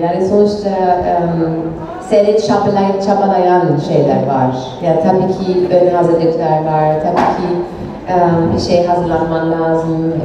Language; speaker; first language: Turkish; non-native, fluent; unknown